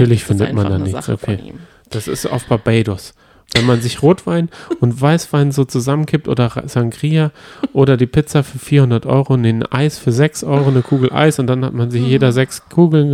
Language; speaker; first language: German; native; German